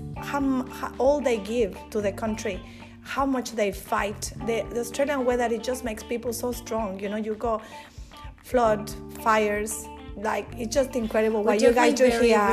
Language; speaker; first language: English; non-native, fluent; Spanish